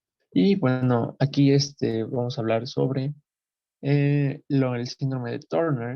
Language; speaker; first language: Spanish; native; Spanish